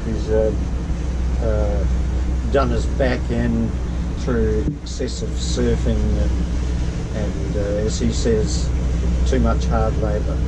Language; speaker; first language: English; native; English